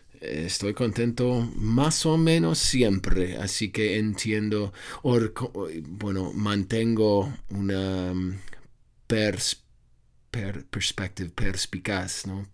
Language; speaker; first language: Spanish; non-native, fluent; English